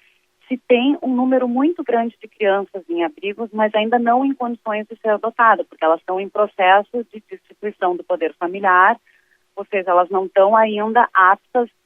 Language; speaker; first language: Portuguese; native; Portuguese